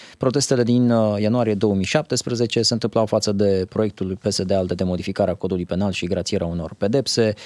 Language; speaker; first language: Romanian; native; Romanian